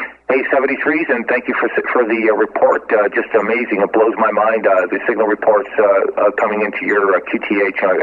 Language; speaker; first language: English; native; English